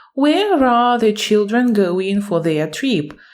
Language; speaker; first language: English; non-native, fluent; Ukrainian